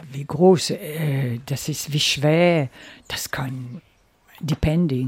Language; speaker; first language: German; non-native, learner; Seselwa Creole French